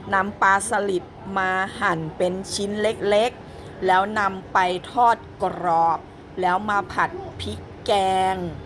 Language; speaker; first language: Thai; native; Thai